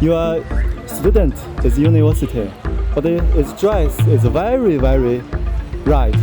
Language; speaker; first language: English; non-native, learner; Chinese